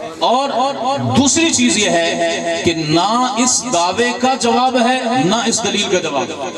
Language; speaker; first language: Urdu; non-native, local second language; Punjabi